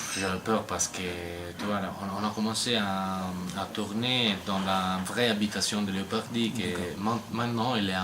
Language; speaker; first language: French; non-native, learner; Italian